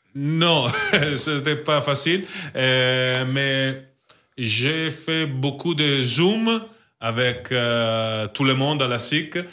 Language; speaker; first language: French; non-native, learner; Italian